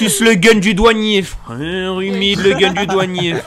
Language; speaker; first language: French; native; French